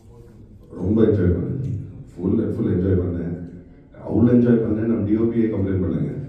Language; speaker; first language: Tamil; non-native, fluent; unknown